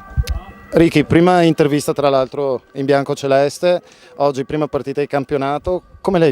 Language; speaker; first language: Italian; native; Italian